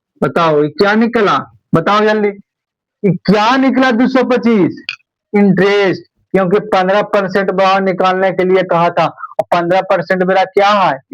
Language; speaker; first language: Hindi; native; Hindi